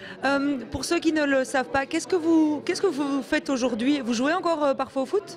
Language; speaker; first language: French; native; French